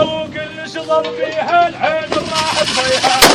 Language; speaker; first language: Arabic; native; Arabic